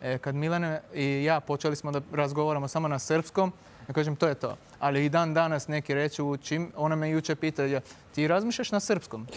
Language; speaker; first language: Serbian; non-native, fluent; Turkish